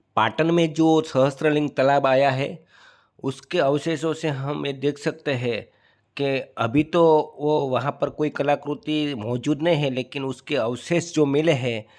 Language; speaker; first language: Hindi; non-native, local second language; Gujarati